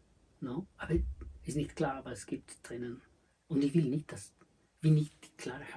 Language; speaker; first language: German; non-native, learner; Spanish